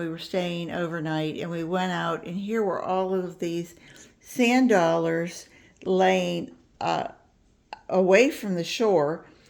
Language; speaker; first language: English; native; English